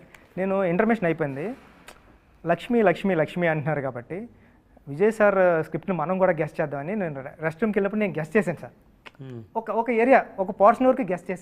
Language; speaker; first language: Telugu; native; Telugu